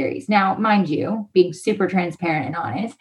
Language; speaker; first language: English; native; English